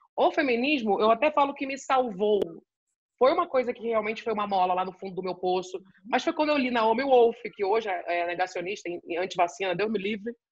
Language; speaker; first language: Portuguese; native; Portuguese